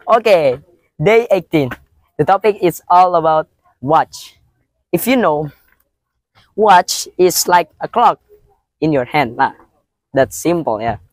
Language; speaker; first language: English; non-native, learner; Indonesian